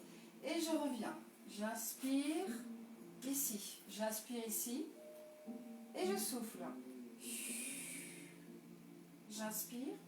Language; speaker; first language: French; native; French